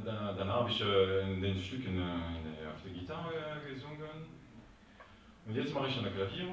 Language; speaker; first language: German; non-native, local second language; French